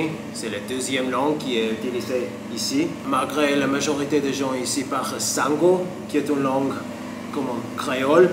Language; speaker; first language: French; non-native, learner; English